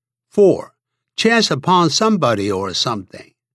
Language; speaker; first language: English; non-native, fluent; Chinese